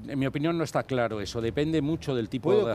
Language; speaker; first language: Spanish; native; Spanish